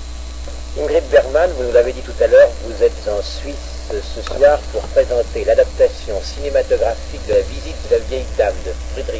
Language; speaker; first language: French; native; French